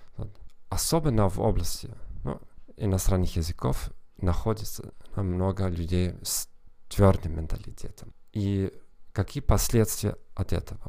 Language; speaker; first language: Russian; non-native, fluent; German